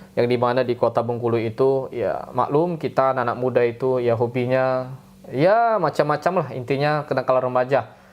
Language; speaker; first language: Indonesian; native; Indonesian